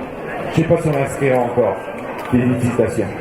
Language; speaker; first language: French; native; French